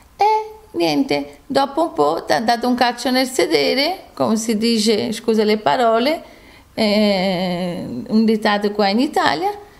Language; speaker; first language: Italian; non-native, fluent; Portuguese